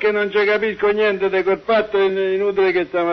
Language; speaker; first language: Italian; native; Italian